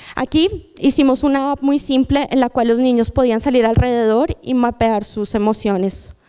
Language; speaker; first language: Spanish; native; Spanish